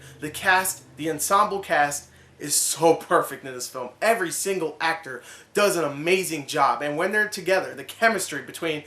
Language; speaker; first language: English; native; English